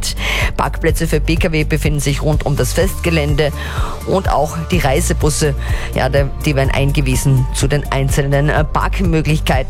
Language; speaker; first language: German; native; German